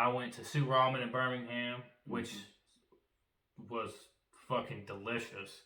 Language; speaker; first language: English; native; English